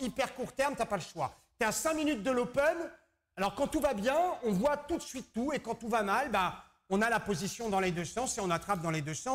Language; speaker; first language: French; native; French